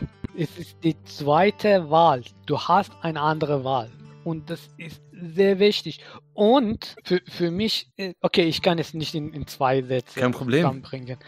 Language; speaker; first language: German; non-native, fluent; Persian